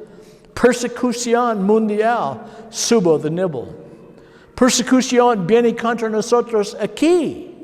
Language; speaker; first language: Spanish; non-native, learner; English